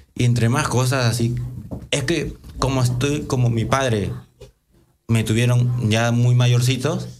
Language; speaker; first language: Spanish; native; Spanish